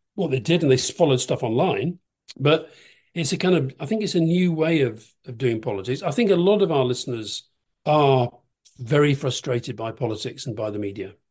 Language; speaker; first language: English; native; English